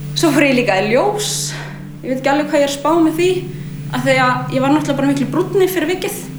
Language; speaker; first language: Icelandic; native; Icelandic